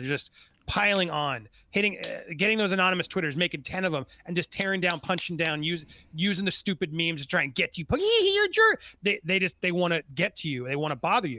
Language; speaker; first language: English; native; English